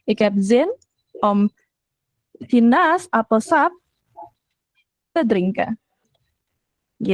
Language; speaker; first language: Dutch; non-native, fluent; Indonesian